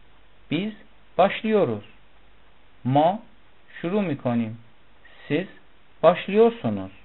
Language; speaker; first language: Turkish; non-native, fluent; Persian